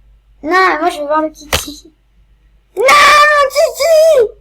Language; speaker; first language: French; native; French